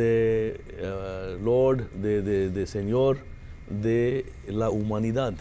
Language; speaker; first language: Spanish; non-native, fluent; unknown